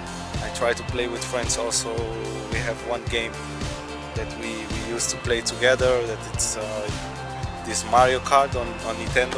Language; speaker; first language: English; non-native, learner; Portuguese